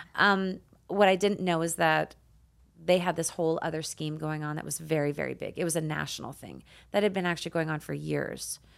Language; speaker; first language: English; native; English